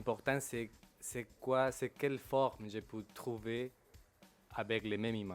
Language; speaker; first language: French; non-native, local second language; Spanish